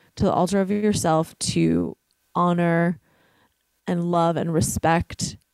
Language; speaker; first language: English; native; English